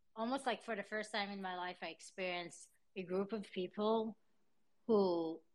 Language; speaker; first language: English; early bilingual, other home language; Hebrew